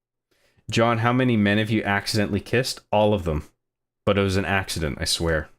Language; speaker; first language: English; native; English